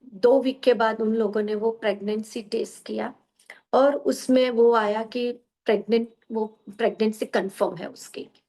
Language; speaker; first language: Hindi; non-native, local second language; Gujarati